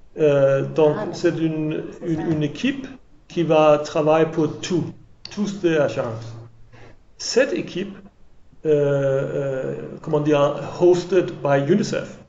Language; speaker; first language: French; non-native, learner; English